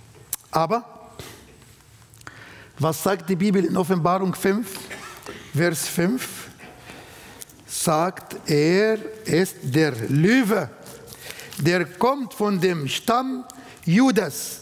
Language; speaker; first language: German; non-native, fluent; Arabic